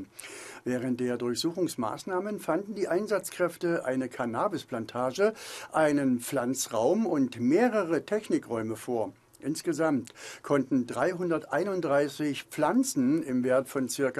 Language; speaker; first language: German; native; German